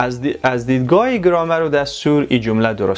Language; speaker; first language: Persian; native; Persian